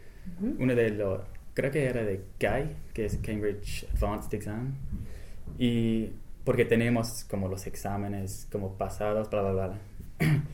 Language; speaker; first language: Spanish; non-native, fluent; English